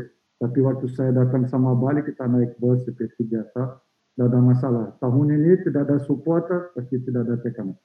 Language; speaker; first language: Indonesian; non-native, fluent; Portuguese